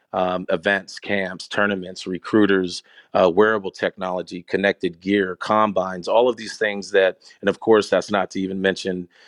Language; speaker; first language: English; native; English